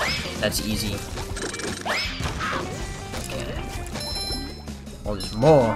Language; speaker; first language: English; native; English